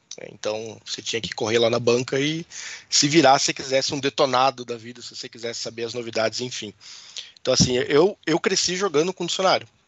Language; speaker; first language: Portuguese; native; Portuguese